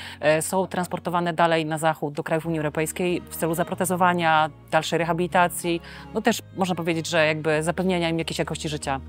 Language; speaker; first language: Polish; native; Polish